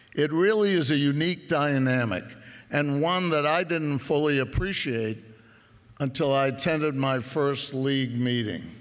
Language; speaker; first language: English; native; English